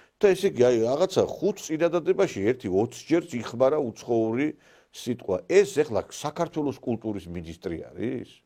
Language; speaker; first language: Georgian; native; Georgian